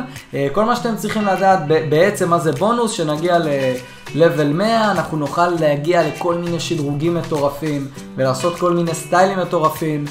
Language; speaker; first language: Hebrew; native; Hebrew